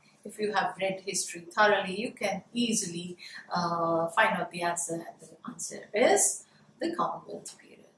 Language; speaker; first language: English; non-native, local second language; Hindi